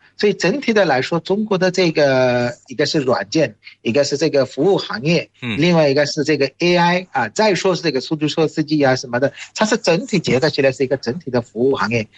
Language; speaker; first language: Chinese; non-native, fluent; Bangla